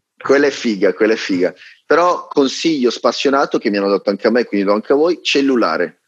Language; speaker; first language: Italian; native; Italian